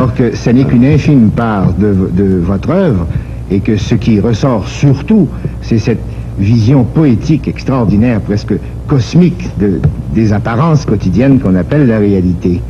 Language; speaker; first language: French; native; French